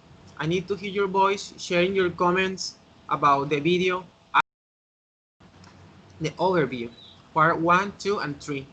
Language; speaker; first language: English; non-native, learner; Spanish